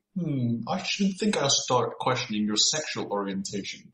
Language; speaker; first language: English; native; English